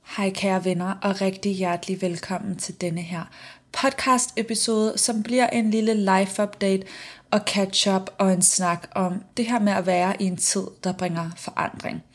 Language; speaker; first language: Danish; native; Danish